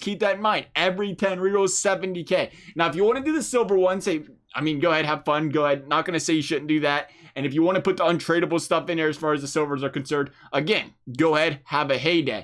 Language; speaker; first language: English; native; English